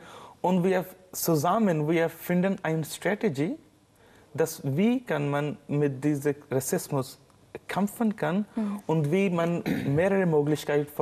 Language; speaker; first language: German; non-native, learner; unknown